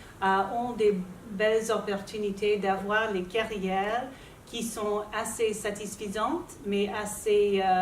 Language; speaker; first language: French; non-native, local second language; English